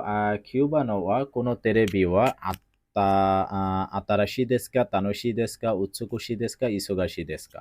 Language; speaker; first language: Japanese; non-native, learner; Bangla